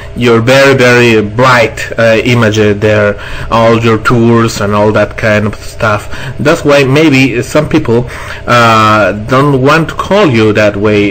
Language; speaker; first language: English; non-native, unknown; Spanish